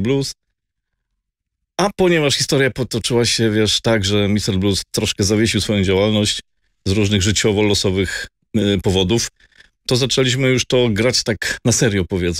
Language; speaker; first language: Polish; native; Polish